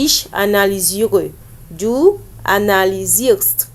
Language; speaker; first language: German; non-native, learner; French